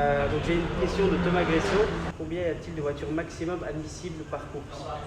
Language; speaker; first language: French; native; French